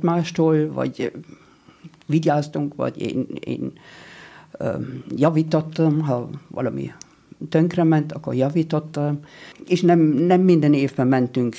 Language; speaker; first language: Hungarian; non-native, fluent; German